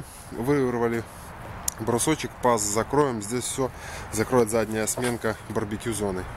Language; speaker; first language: Russian; native; Russian